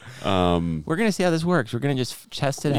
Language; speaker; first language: English; native; English